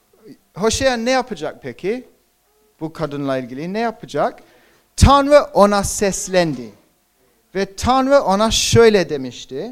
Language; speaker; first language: Turkish; non-native, fluent; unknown